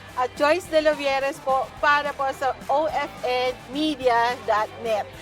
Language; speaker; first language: Filipino; native; Filipino